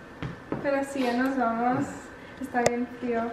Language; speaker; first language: Spanish; early bilingual, heritage; Spanish